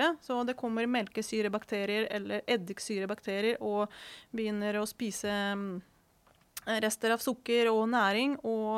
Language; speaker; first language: Norwegian; non-native, fluent; Ukrainian